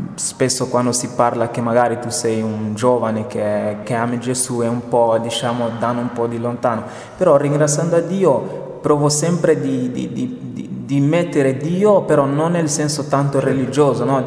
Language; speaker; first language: Italian; non-native, fluent; Portuguese